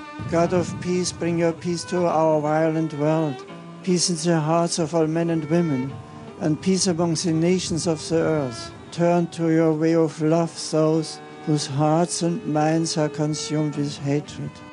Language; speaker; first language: English; non-native, fluent; German